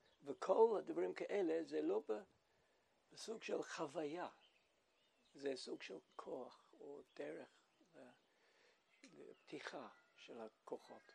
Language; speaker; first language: Hebrew; non-native, fluent; English